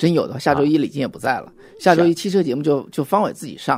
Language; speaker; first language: Chinese; native; Chinese